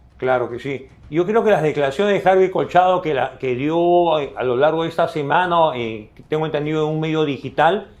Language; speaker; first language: Spanish; native; Spanish